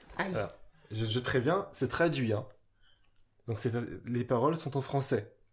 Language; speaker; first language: French; early bilingual, other home language; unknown